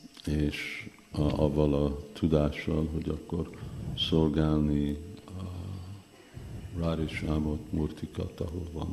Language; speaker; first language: Hungarian; non-native, learner; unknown